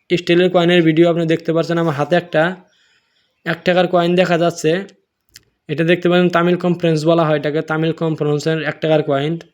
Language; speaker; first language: Bangla; non-native, local second language; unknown